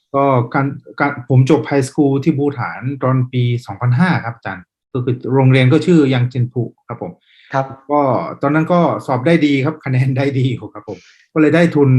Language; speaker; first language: Thai; non-native, fluent; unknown